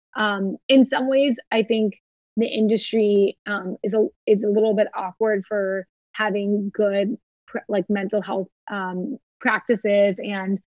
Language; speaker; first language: English; native; English